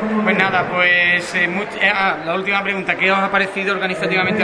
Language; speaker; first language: Spanish; native; Spanish